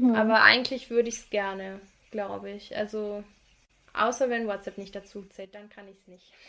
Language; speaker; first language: German; native; German